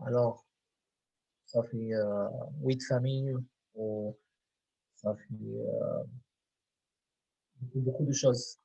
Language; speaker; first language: French; non-native, fluent; Arabic